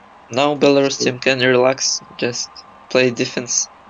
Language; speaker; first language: English; non-native, learner; Russian